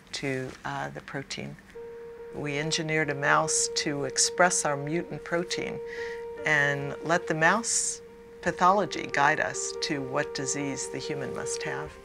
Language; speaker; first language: English; native; English